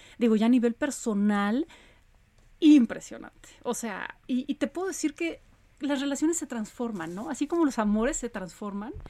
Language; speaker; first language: Spanish; early bilingual, other home language; Polish